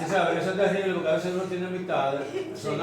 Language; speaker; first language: Spanish; native; Spanish